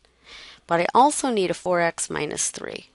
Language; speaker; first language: English; native; English